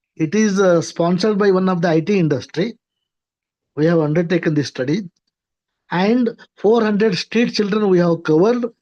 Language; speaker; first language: English; non-native, local second language; Marathi